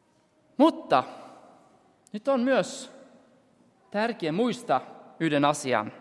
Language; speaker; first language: Finnish; non-native, fluent; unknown